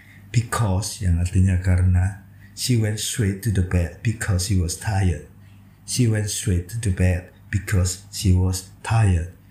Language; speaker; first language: English; non-native, fluent; Indonesian